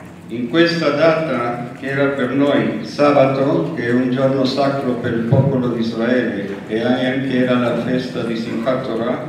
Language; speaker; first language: Italian; non-native, fluent; Spanish